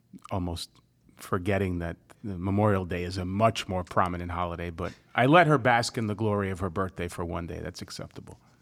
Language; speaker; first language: English; native; English